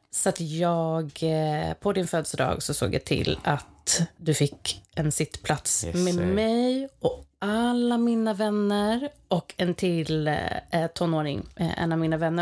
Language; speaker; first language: Swedish; native; Swedish